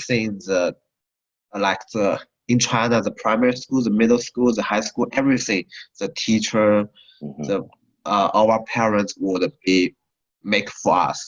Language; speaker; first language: English; non-native, learner; Chinese